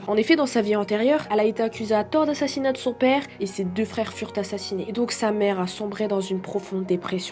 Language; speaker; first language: French; native; French